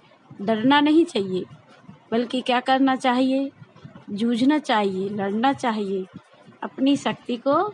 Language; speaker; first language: Hindi; native; Hindi